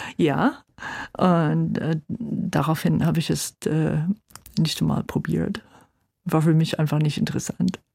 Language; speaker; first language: German; non-native, fluent; English